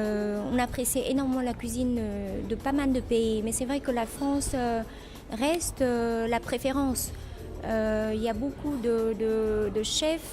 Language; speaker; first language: French; non-native, fluent; Vietnamese